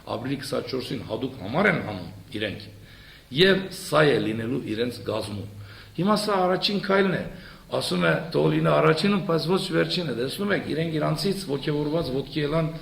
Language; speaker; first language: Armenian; early bilingual, heritage; Armenian